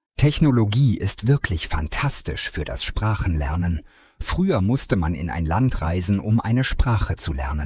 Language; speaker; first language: German; non-native, fluent; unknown